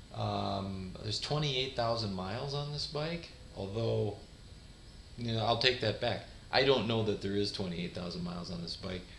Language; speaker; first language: English; native; English